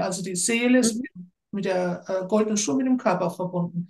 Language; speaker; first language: German; native; German